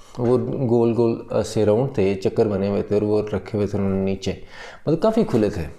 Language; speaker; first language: Urdu; non-native, local second language; Punjabi